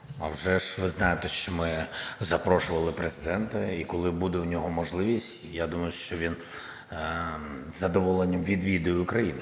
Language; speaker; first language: Ukrainian; non-native, local second language; Russian